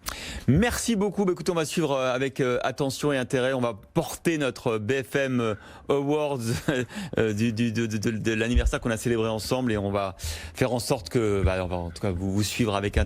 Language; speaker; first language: French; native; French